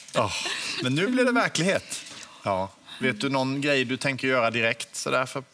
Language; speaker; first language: Swedish; native; Swedish